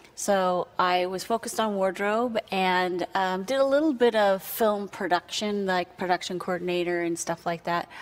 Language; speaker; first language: English; native; English